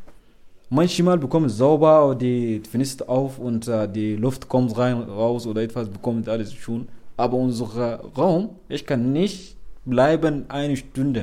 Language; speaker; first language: German; non-native, learner; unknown